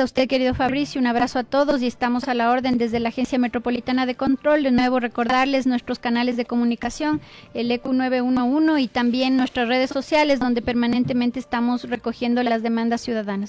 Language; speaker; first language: Spanish; native; Spanish